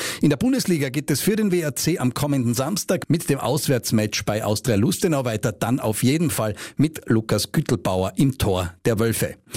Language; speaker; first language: German; native; German